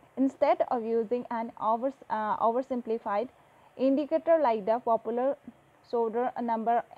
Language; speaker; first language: English; non-native, local second language; Assamese